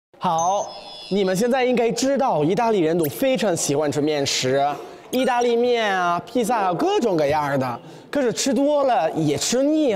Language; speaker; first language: Chinese; non-native, fluent; Italian